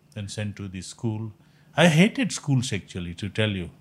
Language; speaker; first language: English; non-native, local second language; Konkani